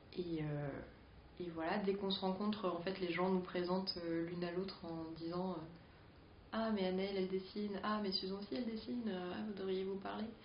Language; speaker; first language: French; native; French